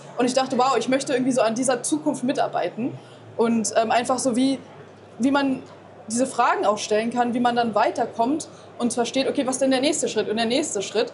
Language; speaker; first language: German; native; German